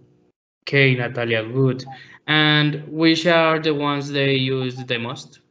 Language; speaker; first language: English; non-native, learner; Spanish